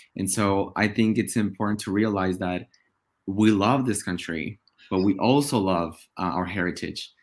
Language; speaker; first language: English; non-native, fluent; Spanish